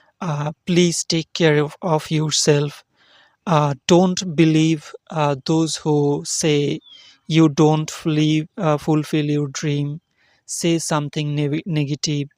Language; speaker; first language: English; non-native, learner; Bangla